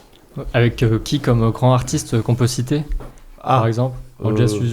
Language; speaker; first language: French; native; French